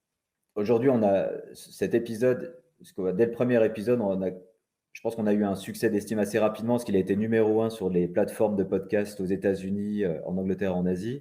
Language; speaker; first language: French; native; French